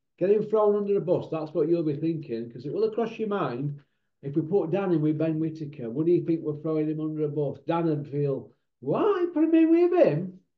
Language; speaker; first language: English; native; English